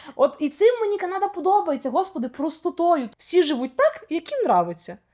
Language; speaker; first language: Ukrainian; native; Ukrainian